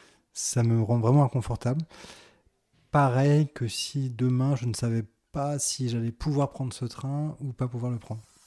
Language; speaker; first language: French; native; French